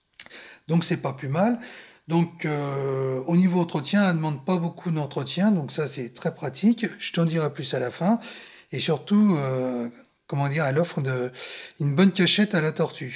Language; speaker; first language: French; native; French